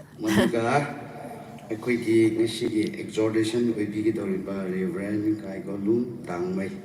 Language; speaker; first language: Manipuri; non-native, local second language; Rongmei Naga